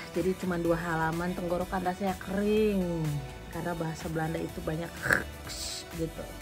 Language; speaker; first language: Indonesian; native; Indonesian